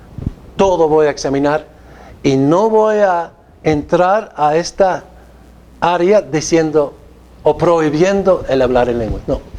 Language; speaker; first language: Spanish; non-native, fluent; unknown